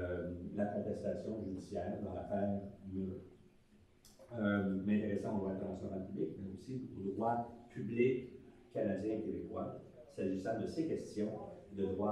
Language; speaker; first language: French; native; French